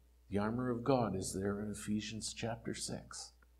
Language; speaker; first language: English; native; English